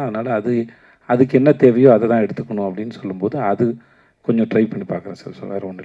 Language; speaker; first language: Tamil; native; Tamil